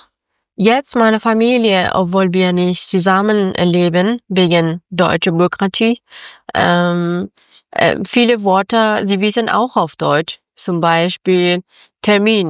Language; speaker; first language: German; non-native, learner; Persian